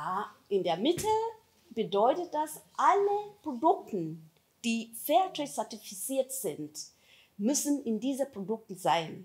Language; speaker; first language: German; non-native, fluent; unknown